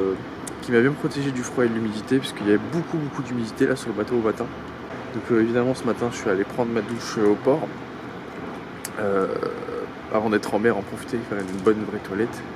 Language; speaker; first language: French; native; French